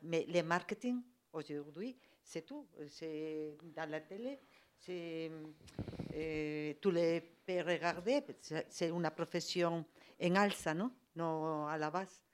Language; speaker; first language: French; non-native, learner; Spanish